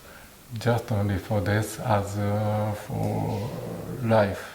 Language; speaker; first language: English; non-native, learner; Japanese